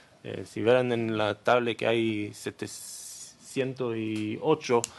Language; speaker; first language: Spanish; non-native, learner; Hebrew